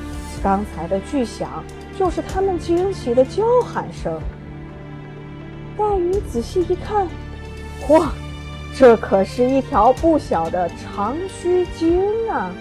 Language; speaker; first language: Chinese; native; Chinese